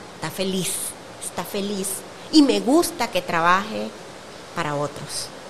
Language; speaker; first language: Spanish; native; Spanish